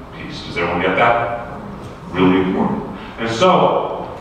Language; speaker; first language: English; native; English